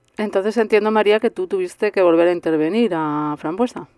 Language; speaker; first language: Spanish; native; Spanish